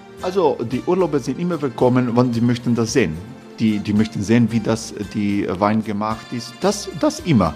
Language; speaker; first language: German; non-native, fluent; Croatian